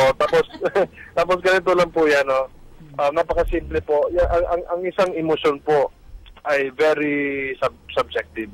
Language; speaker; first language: Filipino; non-native, local second language; Cebuano